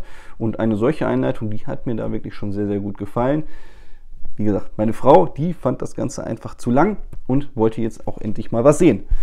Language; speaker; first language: German; native; German